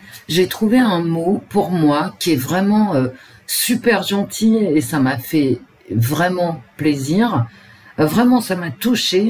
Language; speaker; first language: French; native; French